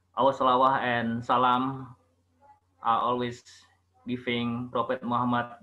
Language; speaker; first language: English; non-native, learner; Indonesian